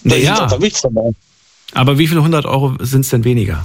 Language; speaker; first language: German; native; German